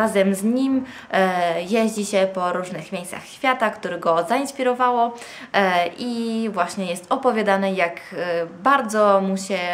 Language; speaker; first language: Polish; non-native, fluent; Italian